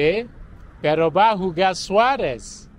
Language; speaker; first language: Spanish; non-native, fluent; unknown